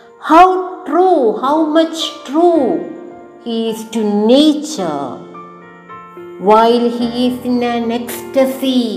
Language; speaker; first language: English; non-native, local second language; Malayalam